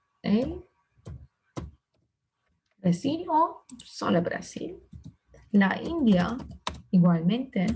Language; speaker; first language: Spanish; non-native, fluent; Turkish